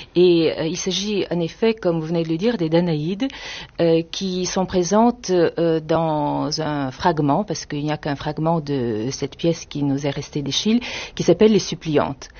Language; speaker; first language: French; non-native, fluent; Bulgarian